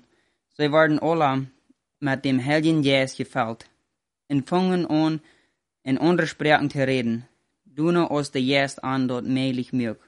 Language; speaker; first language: German; non-native, learner; Plautdietsch